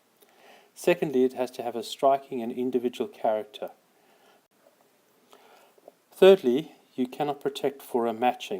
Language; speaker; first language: English; native; English